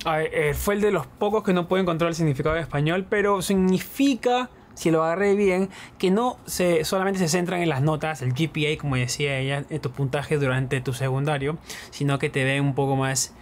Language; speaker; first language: Spanish; native; Spanish